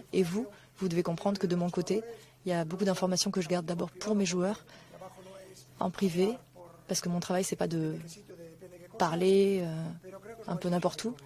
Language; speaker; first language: French; native; French